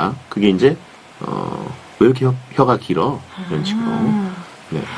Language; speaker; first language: Korean; native; Korean